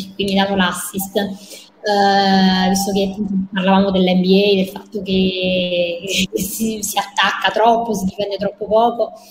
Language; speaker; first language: Italian; native; Italian